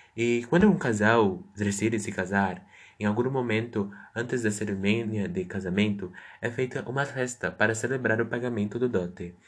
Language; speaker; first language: Portuguese; non-native, fluent; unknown